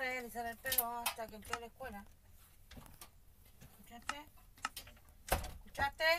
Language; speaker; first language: Spanish; native; Spanish